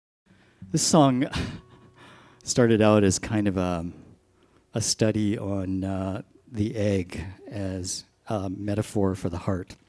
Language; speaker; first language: English; native; English